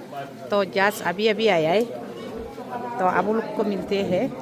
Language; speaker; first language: Hindi; non-native, local second language; Adi